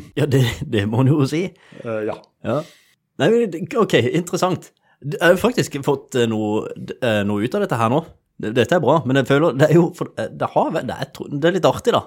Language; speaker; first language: Norwegian; native; Norwegian